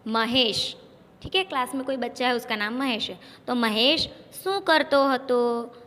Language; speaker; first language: Hindi; non-native, local second language; Gujarati